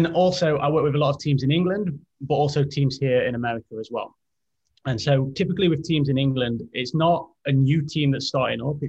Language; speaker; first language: English; native; English